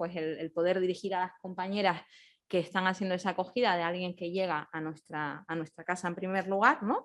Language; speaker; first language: Spanish; native; Spanish